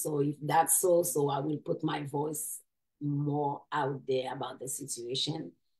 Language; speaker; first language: English; non-native, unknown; Haitian Creole